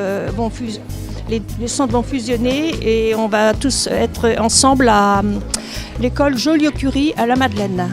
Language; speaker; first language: French; native; French